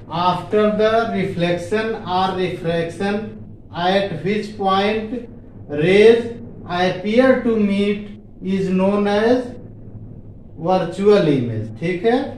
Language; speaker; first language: Hindi; native; Hindi